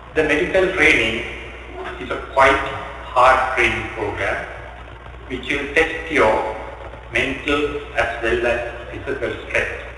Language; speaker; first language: English; non-native, local second language; Sinhala